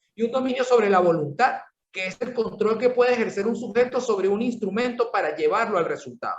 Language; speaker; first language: Spanish; native; Spanish